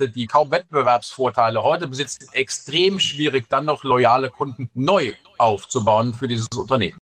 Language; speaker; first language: German; native; German